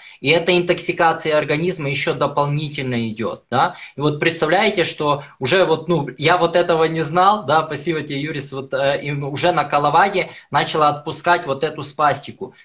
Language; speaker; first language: Russian; native; Russian